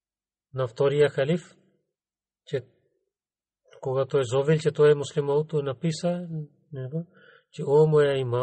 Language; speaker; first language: Bulgarian; non-native, learner; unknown